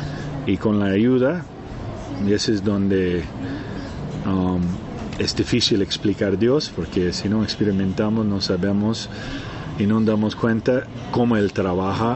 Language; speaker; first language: Spanish; non-native, fluent; Portuguese